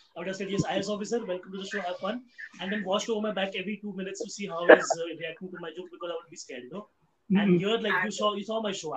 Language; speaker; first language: English; non-native, local second language; Hindi